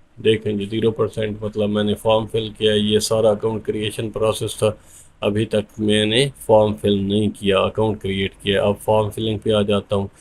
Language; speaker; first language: Urdu; non-native, local second language; Punjabi